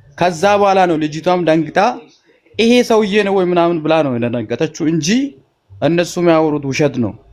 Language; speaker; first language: Amharic; non-native, local second language; Hadiyya